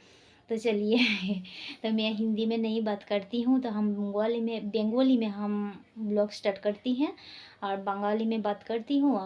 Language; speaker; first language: Hindi; non-native, local second language; Santali